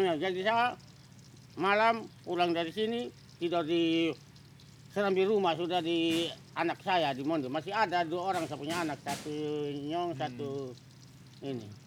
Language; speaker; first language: Indonesian; non-native, local second language; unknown